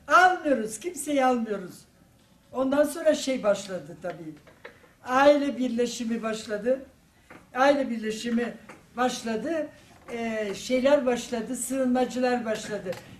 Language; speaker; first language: Turkish; non-native, fluent; German